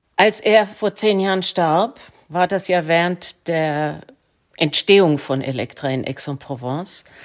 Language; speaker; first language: German; native; German